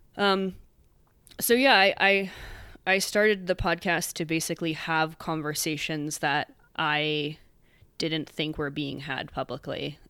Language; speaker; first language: English; native; English